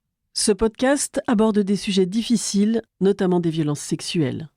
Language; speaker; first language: French; native; French